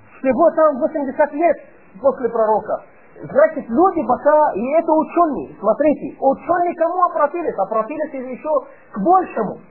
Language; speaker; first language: Russian; non-native, fluent; Arabic